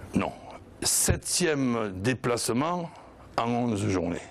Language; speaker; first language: French; native; French